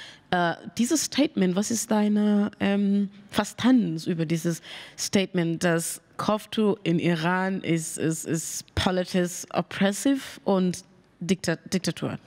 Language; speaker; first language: German; non-native, learner; Mandingo